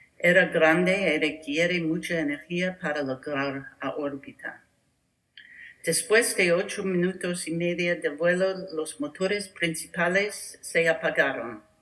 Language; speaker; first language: Spanish; non-native, learner; English